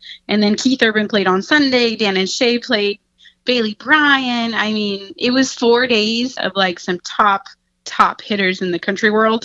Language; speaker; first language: English; native; English